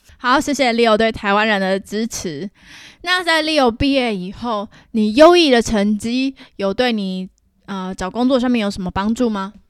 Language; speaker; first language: Chinese; native; Chinese